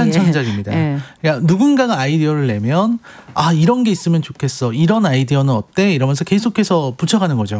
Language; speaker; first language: Korean; native; Korean